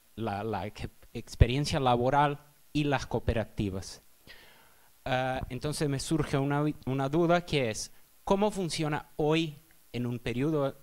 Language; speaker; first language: Spanish; non-native, fluent; Portuguese